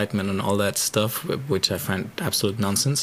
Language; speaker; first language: English; non-native, fluent; German